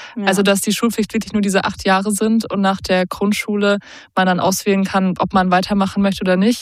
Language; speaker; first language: German; native; German